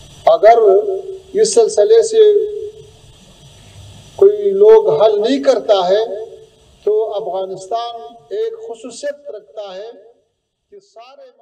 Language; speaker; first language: Hindi; non-native, fluent; Pashto